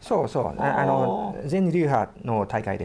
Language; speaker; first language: Japanese; non-native, fluent; English